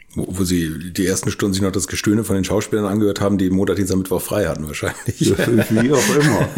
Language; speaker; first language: German; native; German